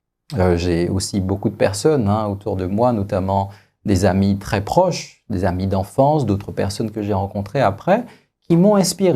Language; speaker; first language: French; native; French